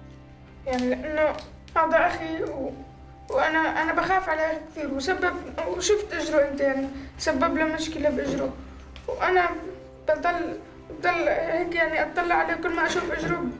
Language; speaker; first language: Arabic; native; Arabic